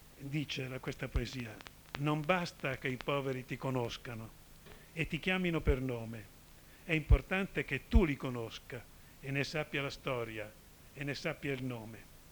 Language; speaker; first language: Italian; native; Italian